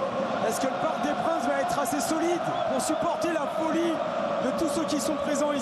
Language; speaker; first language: French; native; French